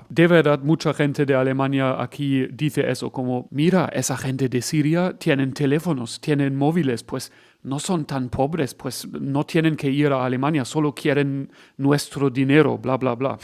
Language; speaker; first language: Spanish; non-native, fluent; German